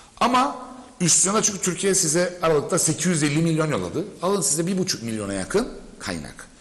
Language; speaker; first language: Turkish; native; Turkish